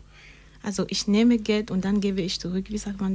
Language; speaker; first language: German; non-native, learner; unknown